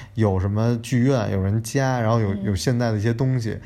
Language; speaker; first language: Chinese; native; Chinese